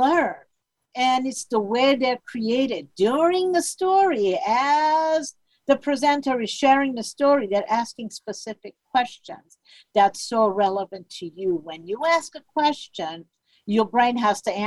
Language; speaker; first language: English; non-native, fluent; Armenian